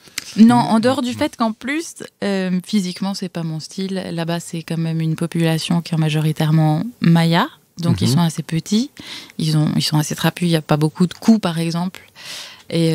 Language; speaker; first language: French; native; French